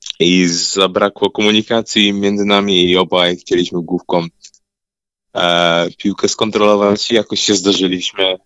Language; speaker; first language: Polish; early bilingual, heritage; Polish